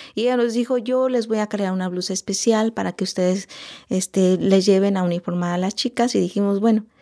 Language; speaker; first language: Spanish; non-native, local second language; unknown